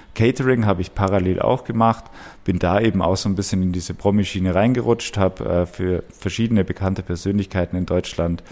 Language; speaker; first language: German; native; German